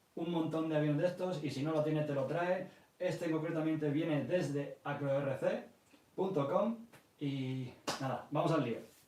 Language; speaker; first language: Spanish; early bilingual, other home language; English